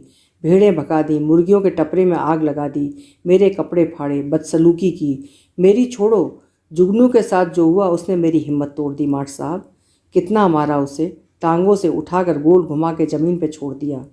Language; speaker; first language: Hindi; native; Hindi